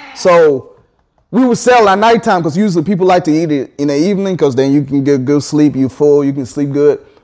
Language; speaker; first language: English; early bilingual, other home language; Akan